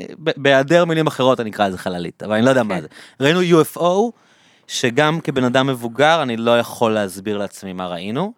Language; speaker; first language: Hebrew; native; Hebrew